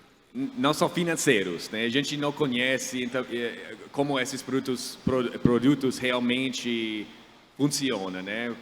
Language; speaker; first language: Portuguese; non-native, fluent; English